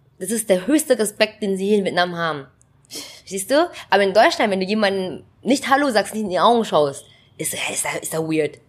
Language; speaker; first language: German; early bilingual, other home language; Vietnamese